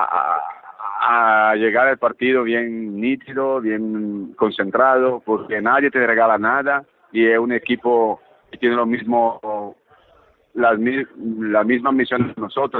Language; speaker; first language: Spanish; early bilingual, heritage; Italian